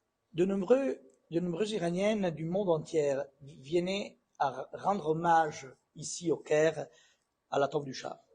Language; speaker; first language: French; non-native, fluent; Italian